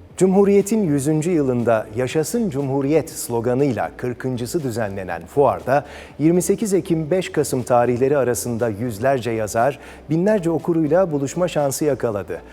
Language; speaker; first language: Turkish; native; Turkish